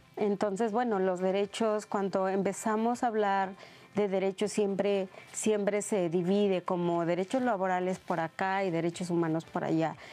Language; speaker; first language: Spanish; non-native, local second language; Mixtepec Mixtec